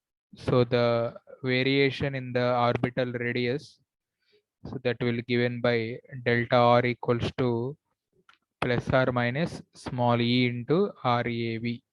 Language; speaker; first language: English; non-native, local second language; Telugu